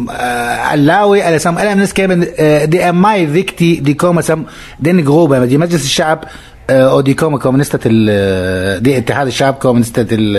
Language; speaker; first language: Danish; non-native, learner; Arabic